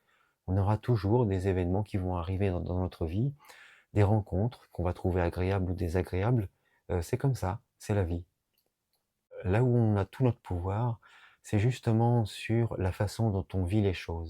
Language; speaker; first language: French; native; French